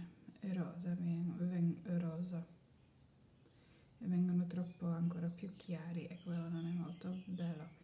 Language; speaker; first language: Italian; non-native, learner; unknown